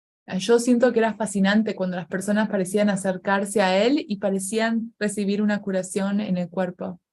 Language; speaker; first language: Spanish; native; Spanish